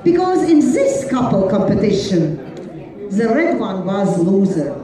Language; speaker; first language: English; non-native, learner; Latvian